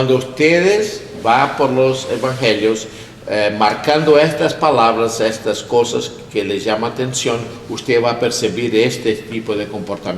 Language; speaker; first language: Spanish; non-native, learner; English